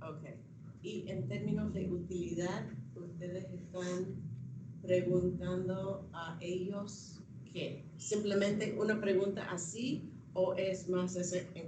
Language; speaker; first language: Spanish; non-native, fluent; English